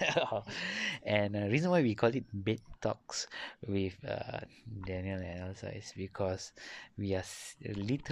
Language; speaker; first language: English; non-native, local second language; Malay